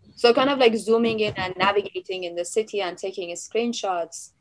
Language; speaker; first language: English; non-native, fluent; Persian